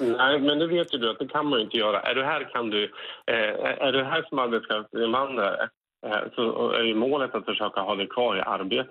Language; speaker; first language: Swedish; native; Swedish